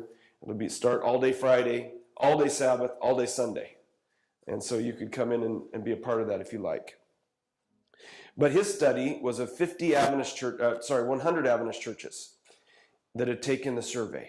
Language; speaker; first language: English; native; English